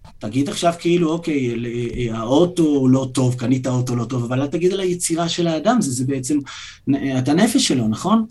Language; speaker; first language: Hebrew; native; Hebrew